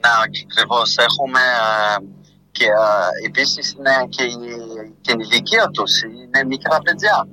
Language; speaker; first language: Greek; non-native, fluent; French